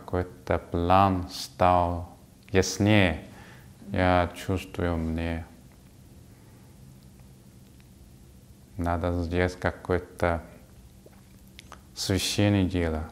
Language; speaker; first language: Russian; non-native, learner; Chinese